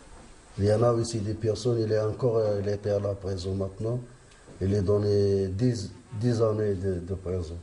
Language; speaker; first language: French; non-native, learner; Arabic